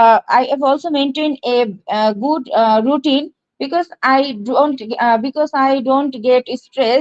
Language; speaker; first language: English; non-native, learner; Bangla